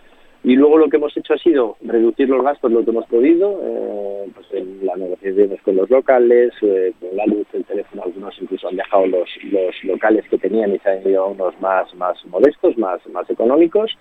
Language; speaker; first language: Spanish; native; Spanish